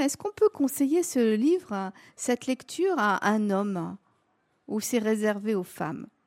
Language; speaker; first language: French; native; French